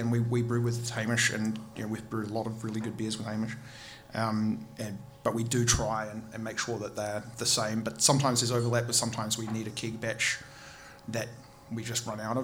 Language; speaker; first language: English; native; English